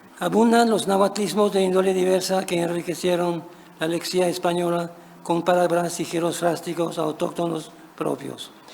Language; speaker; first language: Spanish; non-native, fluent; French